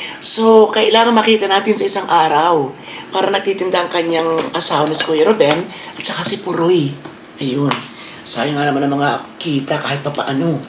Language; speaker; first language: Filipino; native; Filipino